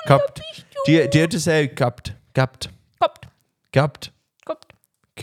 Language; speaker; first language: German; non-native, learner; English